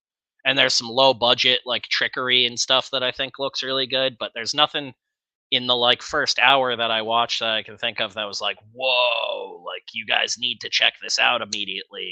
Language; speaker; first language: English; native; English